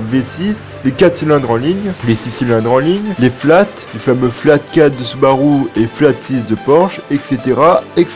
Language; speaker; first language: French; native; French